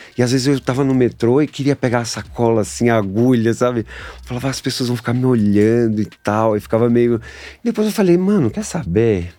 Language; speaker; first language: Portuguese; native; Portuguese